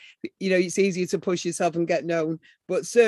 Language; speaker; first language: English; native; English